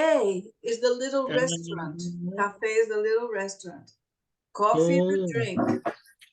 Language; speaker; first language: English; non-native, fluent; Portuguese